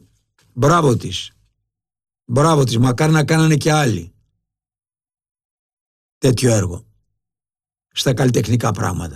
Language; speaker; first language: Greek; native; Greek